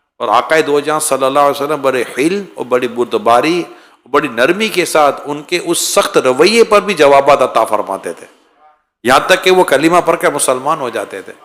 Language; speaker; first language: Urdu; native; Urdu